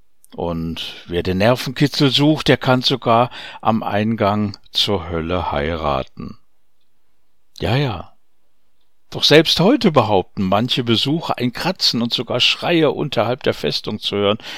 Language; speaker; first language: German; native; German